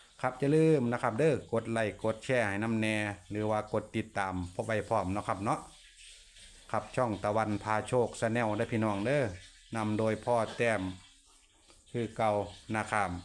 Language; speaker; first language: Thai; non-native, local second language; Northeastern Thai